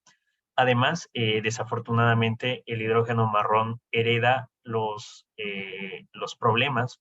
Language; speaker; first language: Spanish; native; Spanish